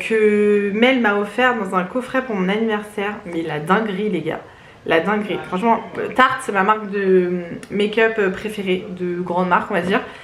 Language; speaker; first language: French; native; French